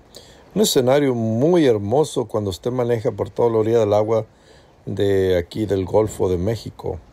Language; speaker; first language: Spanish; early bilingual, heritage; Spanish